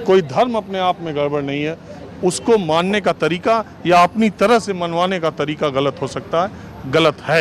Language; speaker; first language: Hindi; native; Hindi